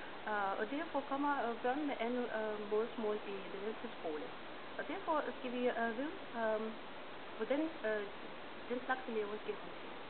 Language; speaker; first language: Danish; non-native, fluent; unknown